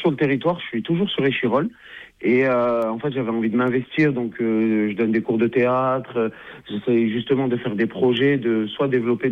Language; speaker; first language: French; native; French